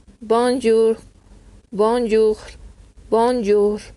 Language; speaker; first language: French; non-native, learner; Spanish